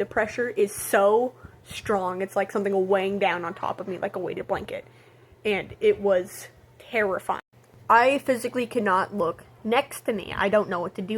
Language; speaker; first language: English; native; English